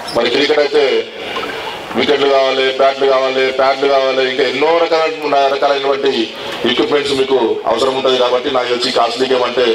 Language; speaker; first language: Telugu; native; Telugu